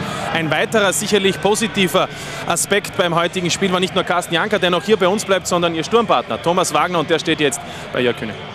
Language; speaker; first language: German; native; German